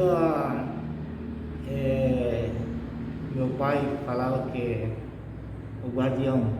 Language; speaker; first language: Portuguese; non-native, local second language; Guarani